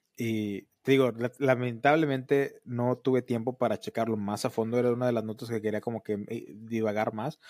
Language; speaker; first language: Spanish; early bilingual, heritage; Spanish